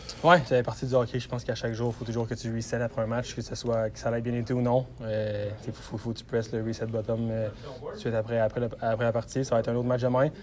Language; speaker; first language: French; native; French